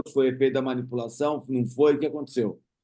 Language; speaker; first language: Portuguese; native; Portuguese